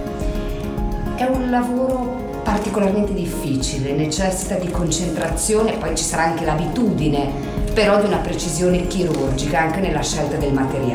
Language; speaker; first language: Italian; native; Italian